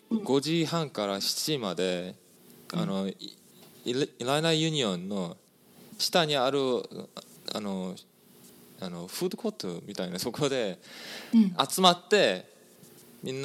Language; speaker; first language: Japanese; non-native, fluent; English